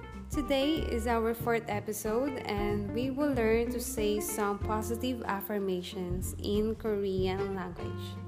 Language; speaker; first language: English; non-native, local second language; Hiligaynon